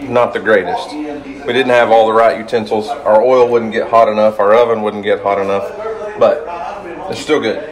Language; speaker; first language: English; native; English